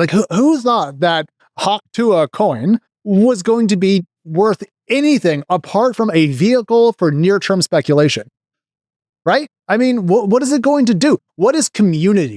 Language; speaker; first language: English; native; English